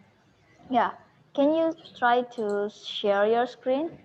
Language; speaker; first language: English; non-native, fluent; Indonesian